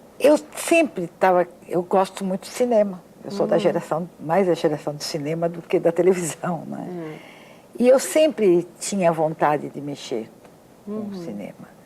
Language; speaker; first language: Portuguese; native; Portuguese